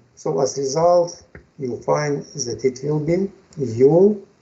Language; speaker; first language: English; non-native, fluent; Ukrainian